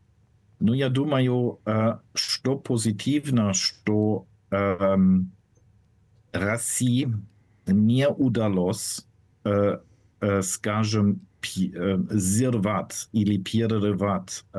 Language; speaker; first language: Russian; non-native, fluent; German